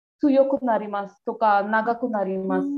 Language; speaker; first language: Japanese; non-native, learner; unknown